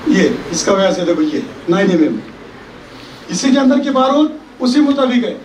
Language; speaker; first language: Hindi; non-native, local second language; Marathi